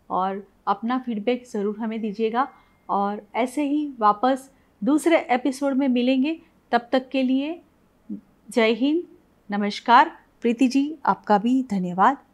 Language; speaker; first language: Hindi; non-native, local second language; Gujarati